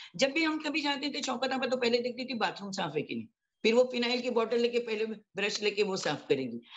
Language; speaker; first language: Hindi; non-native, local second language; Marathi